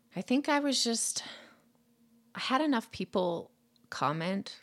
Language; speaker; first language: English; native; English